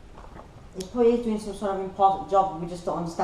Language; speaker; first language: English; native; English